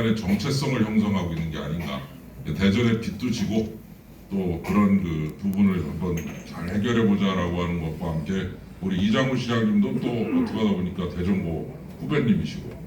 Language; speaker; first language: Korean; native; Korean